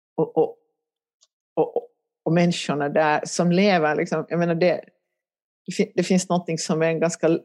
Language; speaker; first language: Swedish; native; Swedish